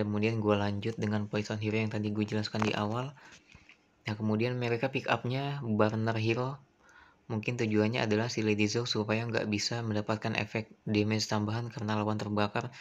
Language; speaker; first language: Indonesian; native; Indonesian